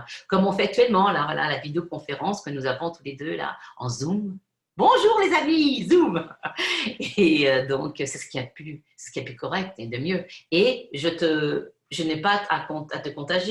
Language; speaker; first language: French; non-native, fluent; Spanish